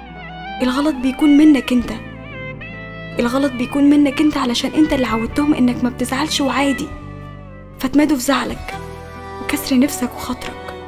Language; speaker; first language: Arabic; native; Arabic